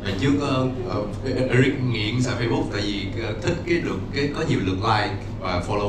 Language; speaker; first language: Vietnamese; native; Vietnamese